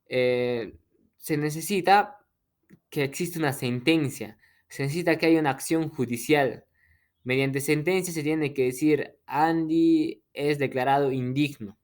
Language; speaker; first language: Spanish; native; Spanish